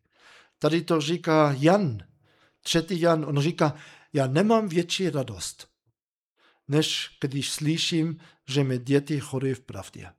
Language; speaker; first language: Czech; non-native, fluent; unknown